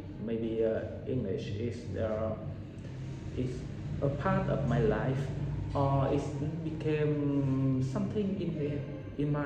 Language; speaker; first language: English; non-native, learner; Vietnamese